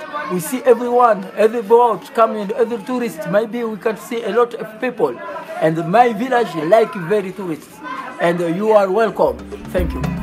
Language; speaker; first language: English; non-native, learner; Comorian